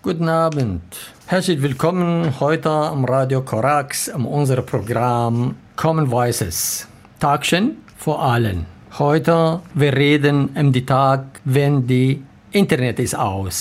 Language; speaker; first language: German; non-native, learner; Arabic